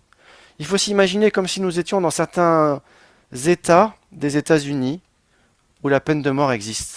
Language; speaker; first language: French; native; French